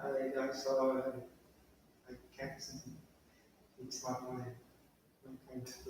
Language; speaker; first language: English; non-native, learner; Portuguese